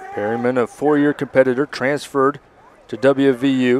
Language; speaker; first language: English; native; English